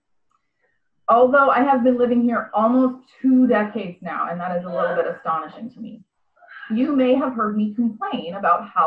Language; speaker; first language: English; native; English